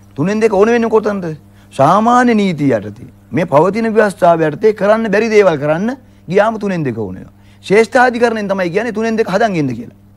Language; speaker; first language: Sinhala; native; Sinhala